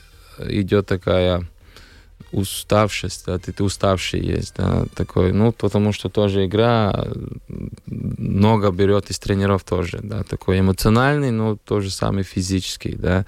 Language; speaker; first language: Russian; non-native, local second language; Latvian